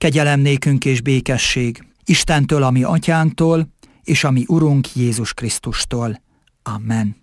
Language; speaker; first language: Hungarian; native; Hungarian